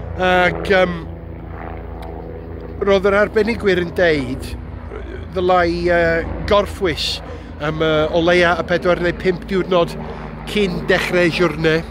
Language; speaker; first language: Welsh; non-native, local second language; English